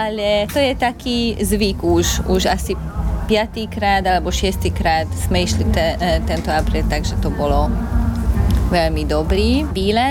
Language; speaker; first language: Slovak; non-native, local second language; Hungarian